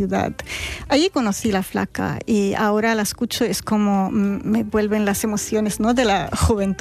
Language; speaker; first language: Spanish; non-native, fluent; Arabic